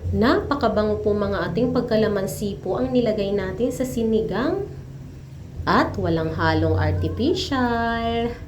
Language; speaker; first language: Filipino; non-native, local second language; Masbatenyo